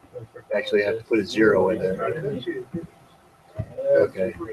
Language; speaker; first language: English; native; English